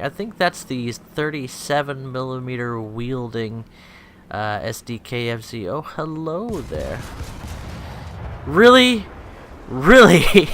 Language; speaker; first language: English; native; English